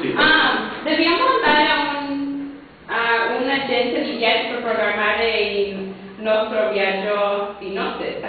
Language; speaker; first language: Italian; non-native, learner; English